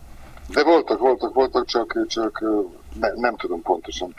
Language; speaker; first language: Hungarian; non-native, fluent; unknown